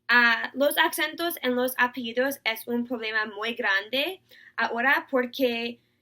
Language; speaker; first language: Spanish; non-native, learner; English